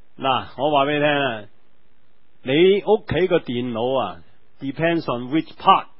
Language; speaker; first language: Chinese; non-native, local second language; Cantonese